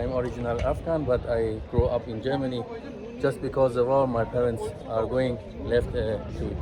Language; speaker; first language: English; non-native, learner; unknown